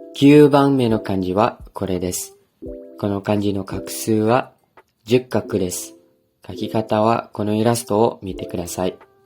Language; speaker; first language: Japanese; non-native, learner; Indonesian